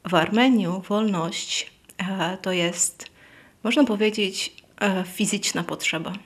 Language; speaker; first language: Polish; non-native, fluent; Armenian